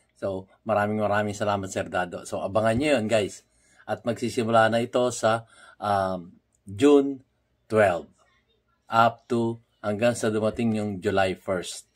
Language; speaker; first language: Filipino; native; Filipino